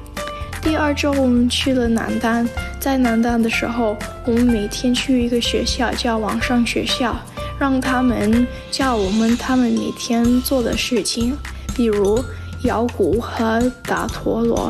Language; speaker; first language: Chinese; non-native, learner; English